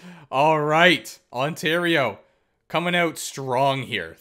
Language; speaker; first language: English; native; English